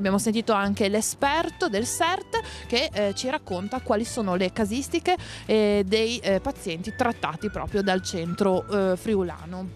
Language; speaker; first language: Italian; native; Italian